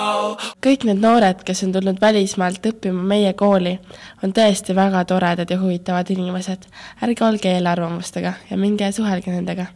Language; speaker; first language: Estonian; native; Estonian